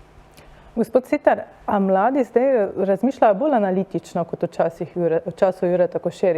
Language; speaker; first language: Slovenian; native; Slovenian